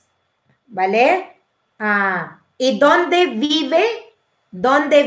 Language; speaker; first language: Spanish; non-native, learner; Filipino